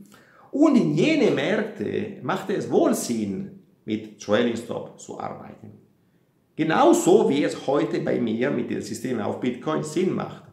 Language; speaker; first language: German; non-native, fluent; Italian